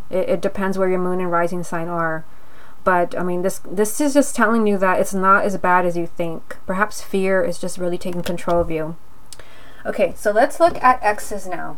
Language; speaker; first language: English; native; English